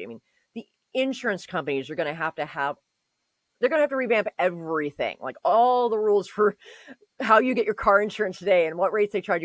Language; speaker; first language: English; native; English